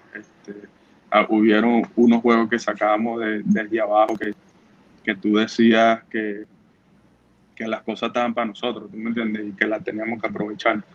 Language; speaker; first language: Spanish; native; Spanish